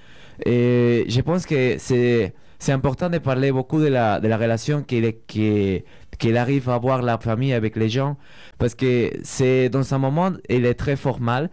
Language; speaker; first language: French; non-native, fluent; Spanish